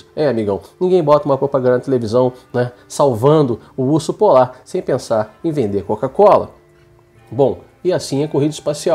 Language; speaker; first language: Portuguese; native; Portuguese